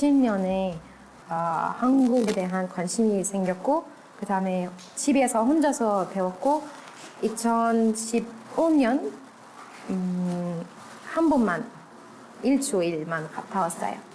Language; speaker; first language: Korean; non-native, learner; Arabic